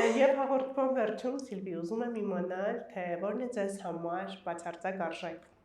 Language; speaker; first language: Armenian; native; Armenian